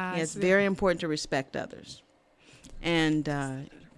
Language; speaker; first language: English; native; English